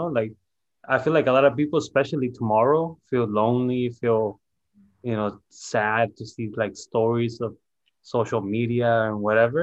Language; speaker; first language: English; non-native, fluent; Spanish